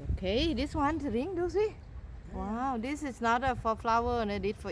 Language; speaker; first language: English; non-native, learner; Thai